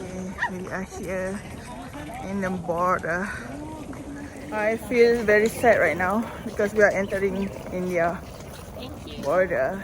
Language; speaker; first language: English; non-native, learner; Malay